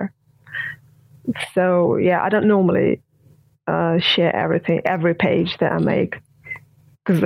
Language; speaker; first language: English; non-native, fluent; Russian